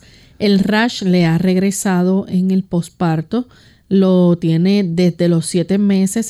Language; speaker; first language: Spanish; native; Spanish